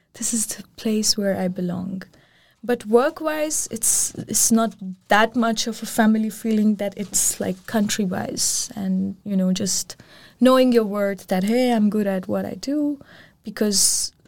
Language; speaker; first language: English; non-native, local second language; Urdu